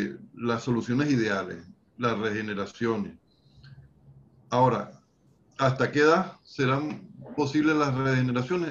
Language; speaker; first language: Spanish; native; Spanish